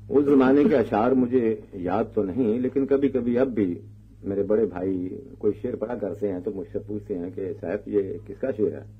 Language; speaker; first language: Urdu; non-native, local second language; Punjabi